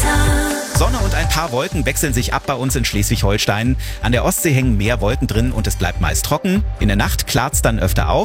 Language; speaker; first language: German; native; German